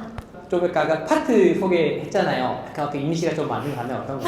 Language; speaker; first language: Korean; native; Korean